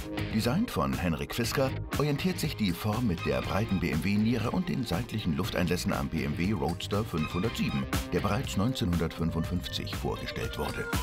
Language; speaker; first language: German; native; German